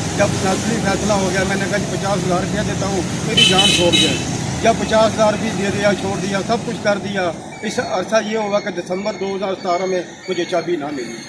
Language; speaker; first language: Urdu; non-native, local second language; Punjabi